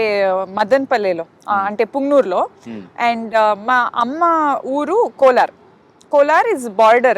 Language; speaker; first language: Telugu; non-native, local second language; Kannada